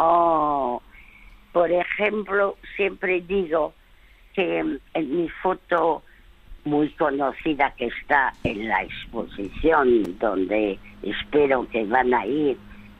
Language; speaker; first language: Spanish; early bilingual, other home language; French